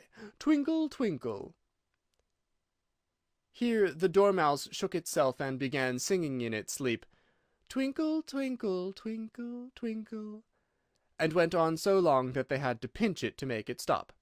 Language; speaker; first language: English; native; English